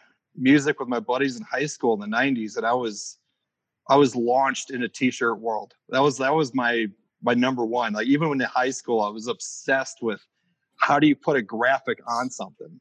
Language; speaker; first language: English; native; English